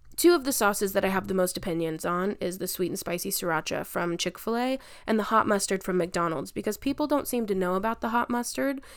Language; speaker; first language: English; native; English